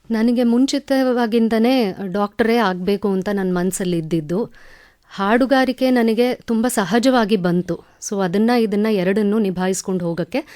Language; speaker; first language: Kannada; non-native, local second language; Tamil